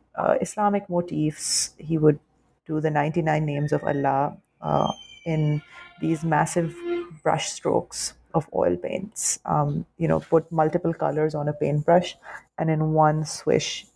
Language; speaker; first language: English; non-native, local second language; Urdu